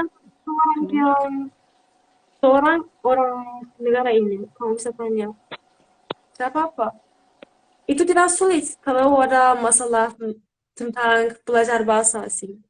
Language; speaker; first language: Indonesian; non-native, learner; Turkish